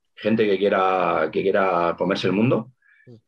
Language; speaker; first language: Spanish; native; Spanish